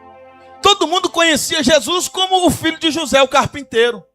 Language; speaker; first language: Portuguese; native; Portuguese